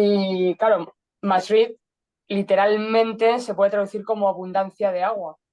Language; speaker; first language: Spanish; native; Spanish